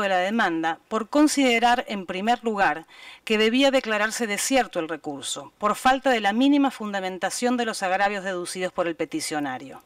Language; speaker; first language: Spanish; native; Spanish